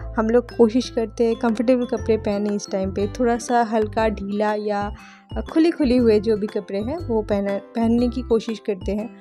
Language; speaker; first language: Hindi; non-native, local second language; Bangla